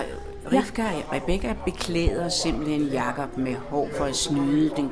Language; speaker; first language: Danish; native; Danish